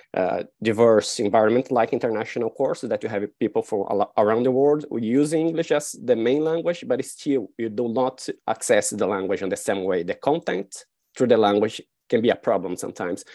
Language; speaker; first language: English; non-native, fluent; Portuguese